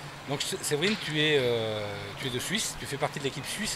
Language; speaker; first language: French; native; French